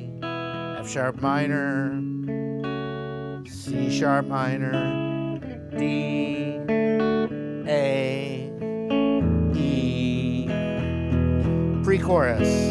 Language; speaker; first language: English; native; English